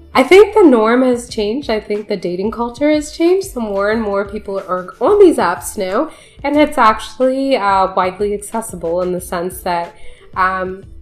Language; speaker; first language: English; early bilingual, other home language; Urdu